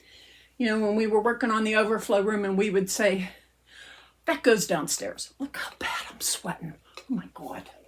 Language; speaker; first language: English; native; English